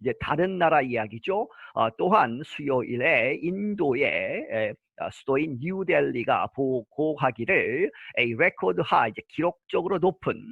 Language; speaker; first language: Korean; native; Korean